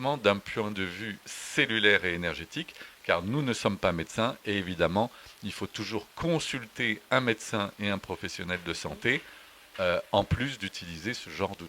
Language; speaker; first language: French; native; French